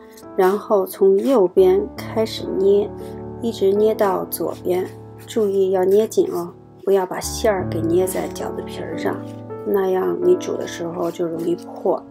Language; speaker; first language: Chinese; native; Chinese